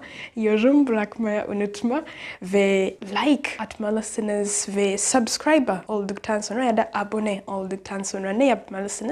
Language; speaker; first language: Turkish; non-native, learner; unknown